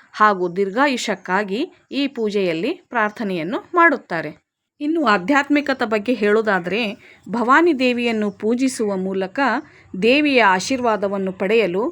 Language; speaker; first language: Kannada; non-native, local second language; Lambadi